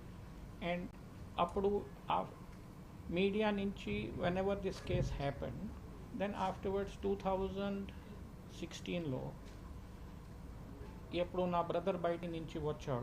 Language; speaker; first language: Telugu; early bilingual, heritage; Telugu